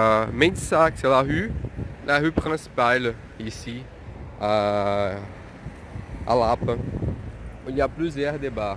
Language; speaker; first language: French; non-native, fluent; Portuguese